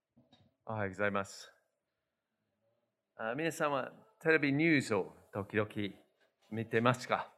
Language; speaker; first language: Japanese; non-native, fluent; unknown